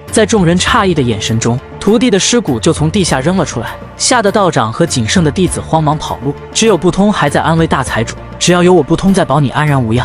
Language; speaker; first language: Chinese; native; Chinese